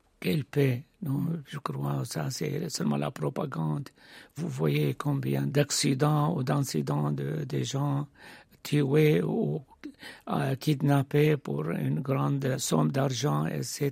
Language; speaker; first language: French; non-native, fluent; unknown